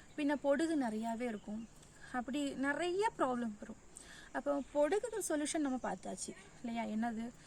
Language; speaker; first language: Tamil; non-native, local second language; Malayalam